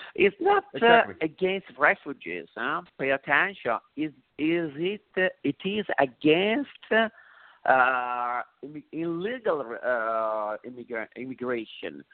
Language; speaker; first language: English; non-native, fluent; Italian